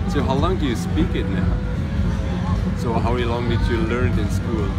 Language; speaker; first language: English; non-native, fluent; German